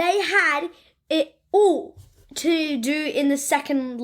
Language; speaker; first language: English; native; English